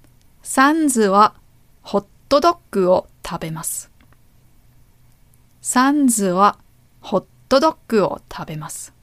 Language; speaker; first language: Japanese; non-native, learner; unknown